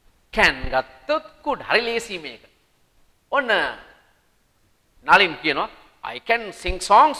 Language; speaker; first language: English; non-native, local second language; Sinhala